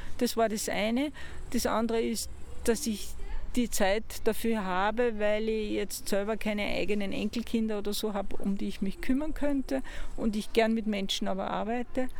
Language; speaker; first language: German; native; German